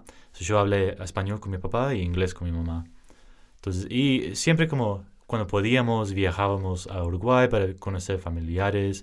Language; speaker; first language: Spanish; early bilingual, heritage; English